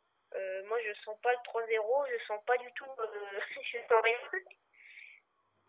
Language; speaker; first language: French; native; French